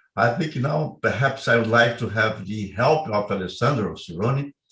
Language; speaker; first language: English; non-native, fluent; Portuguese